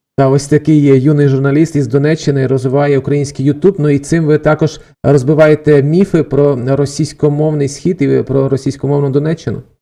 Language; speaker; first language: Ukrainian; native; Ukrainian